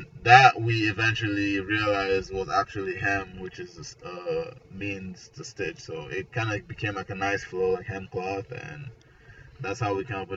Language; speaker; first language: English; non-native, local second language; Igbo